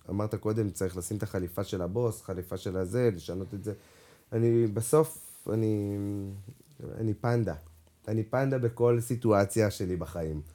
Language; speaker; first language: Hebrew; non-native, local second language; Arabic